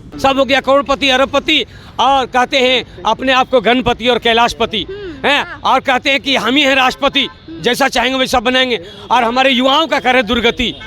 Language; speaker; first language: Hindi; native; Hindi